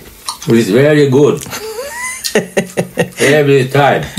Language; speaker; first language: English; non-native, learner; Swedish